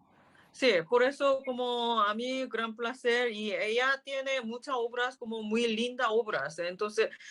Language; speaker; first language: Spanish; non-native, learner; Korean